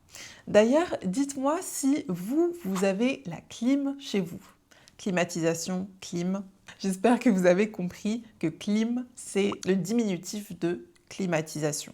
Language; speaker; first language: French; native; French